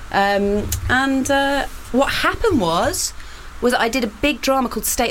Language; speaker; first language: English; native; English